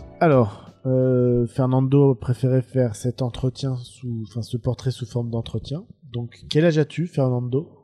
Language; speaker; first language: French; native; French